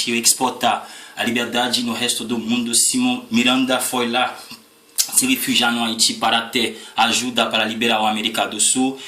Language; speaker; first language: Portuguese; non-native, learner; Haitian Creole